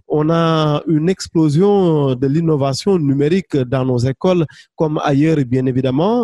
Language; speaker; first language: French; non-native, local second language; Wolof